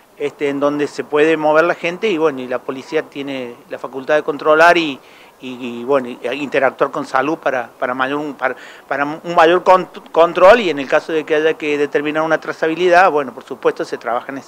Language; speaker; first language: Spanish; native; Spanish